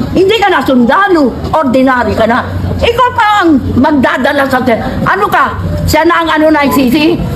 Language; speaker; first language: Filipino; non-native, local second language; Iloko